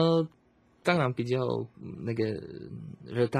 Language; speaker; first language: Chinese; non-native, learner; Slovak